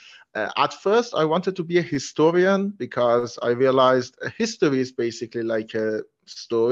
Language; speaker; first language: English; non-native, fluent; Persian